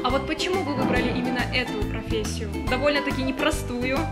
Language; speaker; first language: Russian; native; Russian